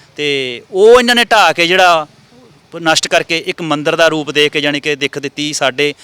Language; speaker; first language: Punjabi; native; Punjabi